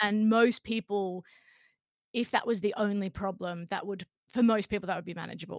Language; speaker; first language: English; native; English